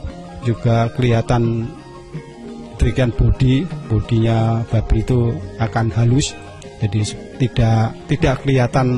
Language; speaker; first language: Indonesian; non-native, local second language; Javanese